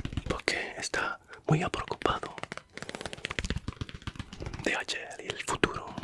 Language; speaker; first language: Spanish; non-native, fluent; English